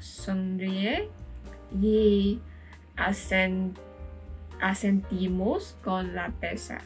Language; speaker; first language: Spanish; non-native, learner; Malay